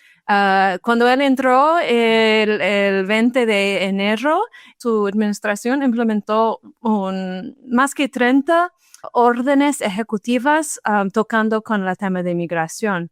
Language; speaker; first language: Spanish; non-native, fluent; English